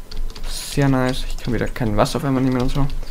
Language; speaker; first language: German; native; German